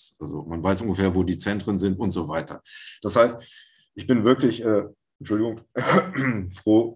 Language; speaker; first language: German; native; German